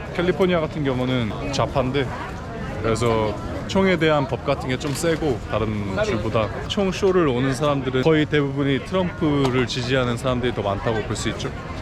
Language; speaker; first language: Korean; early bilingual, heritage; Korean